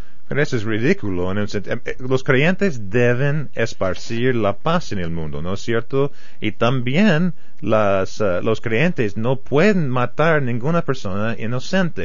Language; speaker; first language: Spanish; non-native, fluent; English